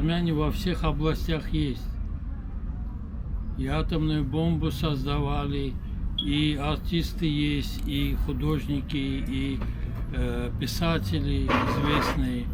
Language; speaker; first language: Russian; non-native, local second language; Armenian